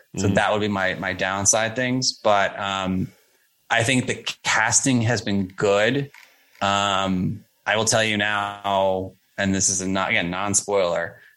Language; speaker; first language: English; native; English